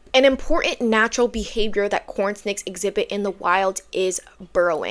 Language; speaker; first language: English; native; English